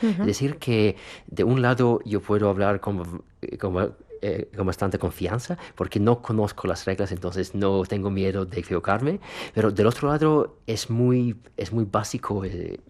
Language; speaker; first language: Spanish; non-native, fluent; Russian